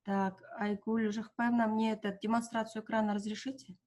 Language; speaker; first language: Russian; non-native, local second language; Kazakh